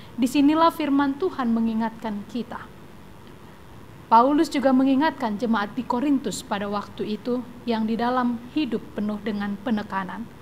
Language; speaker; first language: Indonesian; native; Indonesian